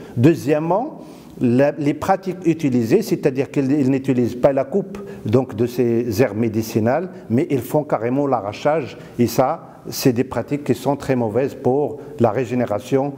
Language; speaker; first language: French; non-native, local second language; Arabic